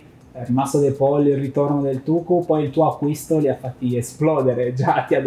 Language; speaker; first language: Italian; native; Italian